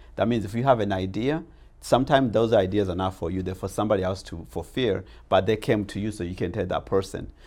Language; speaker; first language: English; non-native, local second language; Rundi